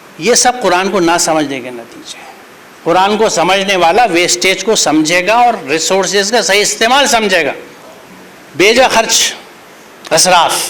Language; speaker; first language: Urdu; native; Urdu